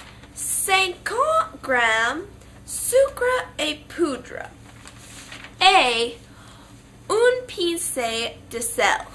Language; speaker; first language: French; non-native, learner; English